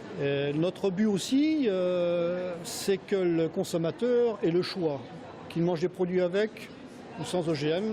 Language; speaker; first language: French; native; French